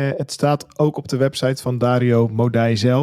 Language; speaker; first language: Dutch; native; Dutch